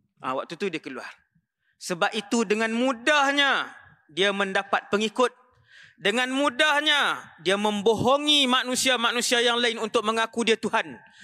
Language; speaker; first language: Malay; native; Malay